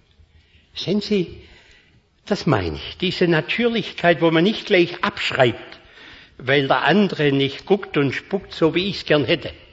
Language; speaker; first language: German; native; German